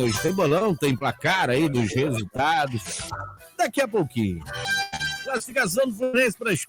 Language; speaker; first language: Portuguese; native; Portuguese